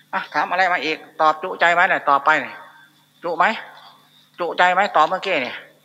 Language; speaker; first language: Thai; native; Thai